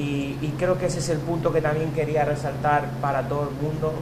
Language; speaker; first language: Spanish; native; Spanish